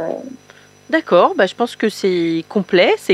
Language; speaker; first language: French; native; French